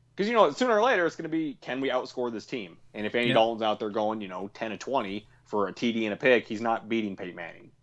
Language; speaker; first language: English; native; English